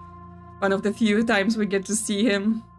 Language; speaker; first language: English; native; English